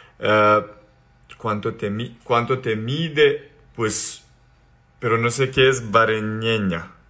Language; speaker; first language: Spanish; non-native, learner; Serbian